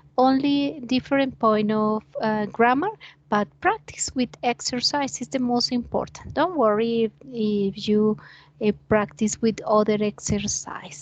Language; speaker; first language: English; non-native, learner; Spanish